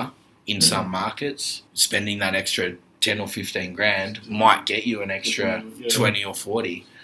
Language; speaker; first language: English; native; English